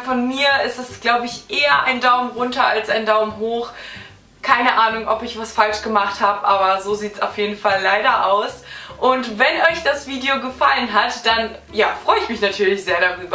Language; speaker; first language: German; native; German